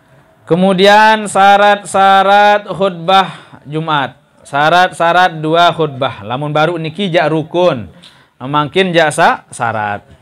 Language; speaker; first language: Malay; non-native, local second language; Sasak